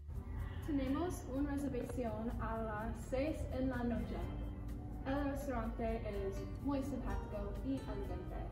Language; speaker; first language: Spanish; non-native, learner; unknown